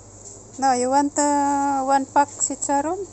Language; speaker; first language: English; non-native, local second language; Filipino